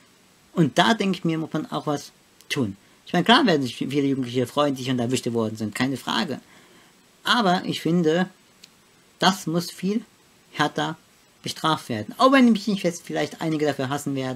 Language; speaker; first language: German; native; German